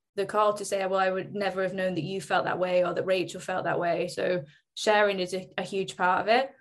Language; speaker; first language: English; native; English